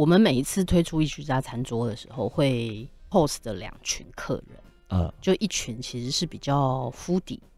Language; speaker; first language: Chinese; native; Chinese